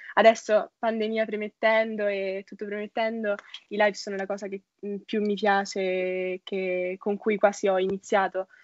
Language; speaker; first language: Italian; native; Italian